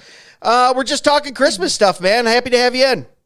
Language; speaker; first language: English; native; English